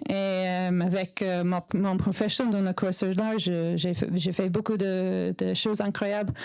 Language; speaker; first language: French; non-native, learner; English